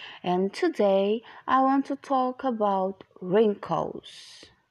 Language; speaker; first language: English; non-native, fluent; Portuguese